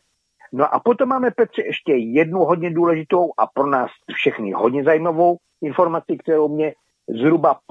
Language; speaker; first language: Czech; native; Czech